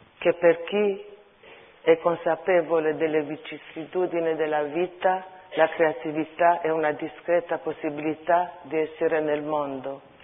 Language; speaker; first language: Italian; early bilingual, other home language; Armenian